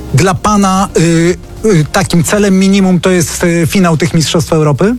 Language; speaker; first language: Polish; native; Polish